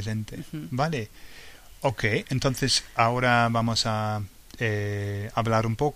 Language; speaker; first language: Spanish; non-native, fluent; English